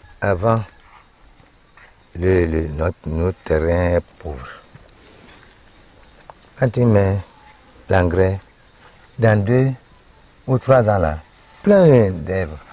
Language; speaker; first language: French; non-native, learner; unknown